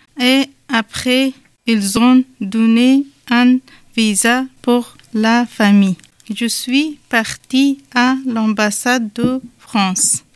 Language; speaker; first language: French; non-native, learner; Persian